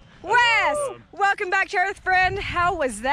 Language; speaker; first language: English; native; English